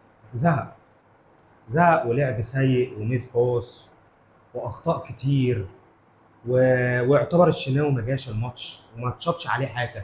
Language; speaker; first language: Arabic; native; Arabic